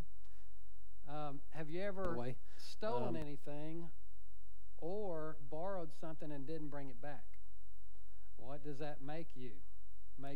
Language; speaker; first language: English; native; English